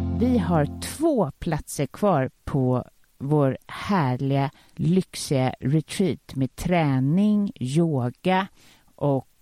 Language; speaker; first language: Swedish; native; Swedish